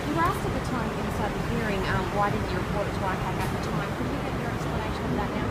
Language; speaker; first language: English; native; English